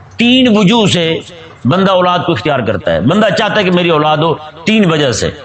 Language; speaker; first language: Urdu; non-native, local second language; Punjabi